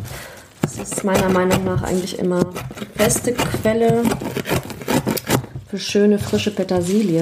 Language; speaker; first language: German; native; German